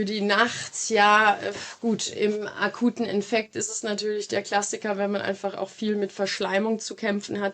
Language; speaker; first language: German; native; German